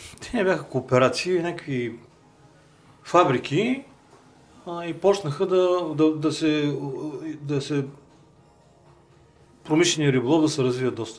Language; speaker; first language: Bulgarian; native; Bulgarian